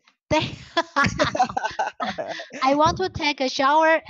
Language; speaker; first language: English; non-native, learner; Chinese